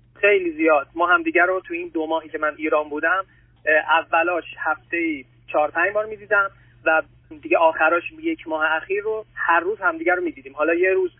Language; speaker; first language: Persian; early bilingual, other home language; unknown